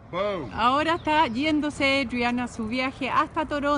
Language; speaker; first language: Spanish; native; Spanish